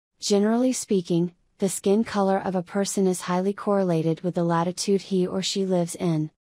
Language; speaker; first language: English; non-native, fluent; Finnish